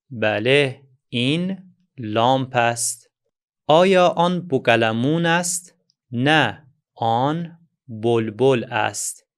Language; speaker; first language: Persian; non-native, fluent; Azerbaijani